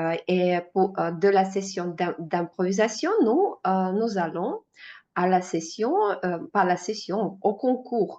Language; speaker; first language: French; non-native, fluent; Russian